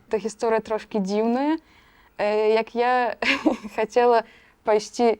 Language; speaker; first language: Belarusian; native; Belarusian